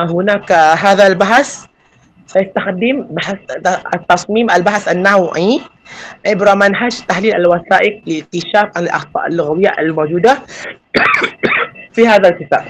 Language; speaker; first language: Arabic; non-native, fluent; Malay